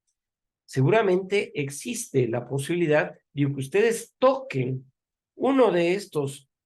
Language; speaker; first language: Spanish; native; Spanish